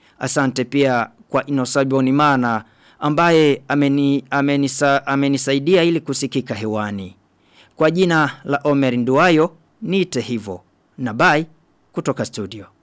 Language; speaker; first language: Swahili; non-native, local second language; Rundi